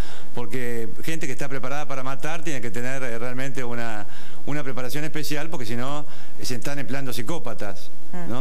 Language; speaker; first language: Spanish; native; Spanish